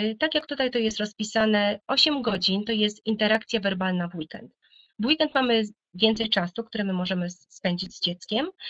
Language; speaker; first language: Polish; native; Polish